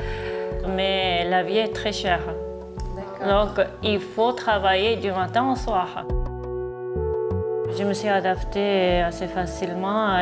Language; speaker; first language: French; non-native, fluent; Japanese